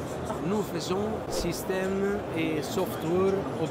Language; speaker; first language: French; non-native, learner; Italian